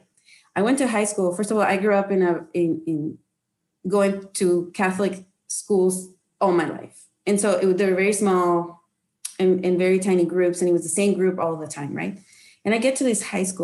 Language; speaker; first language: English; non-native, fluent; Spanish